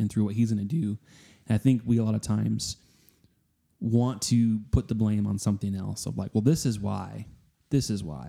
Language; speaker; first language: English; native; English